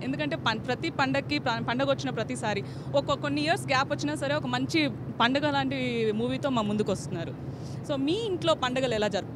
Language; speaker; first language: Telugu; native; Telugu